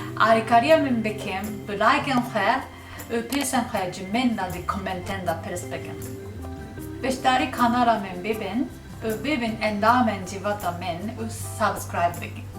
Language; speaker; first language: Kurdish; non-native, learner; Japanese